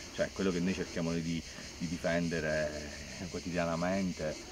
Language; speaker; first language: Italian; native; Italian